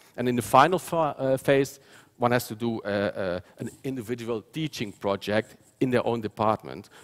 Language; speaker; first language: English; non-native, fluent; Dutch